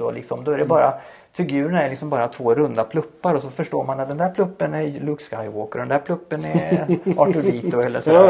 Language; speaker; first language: Swedish; native; Swedish